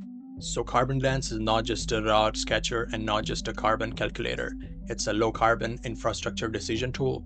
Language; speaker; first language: English; non-native, fluent; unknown